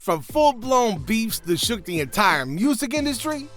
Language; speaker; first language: English; native; English